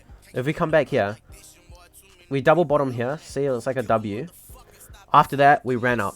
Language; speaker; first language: English; native; English